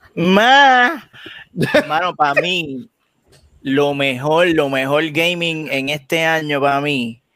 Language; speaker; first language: Spanish; native; Spanish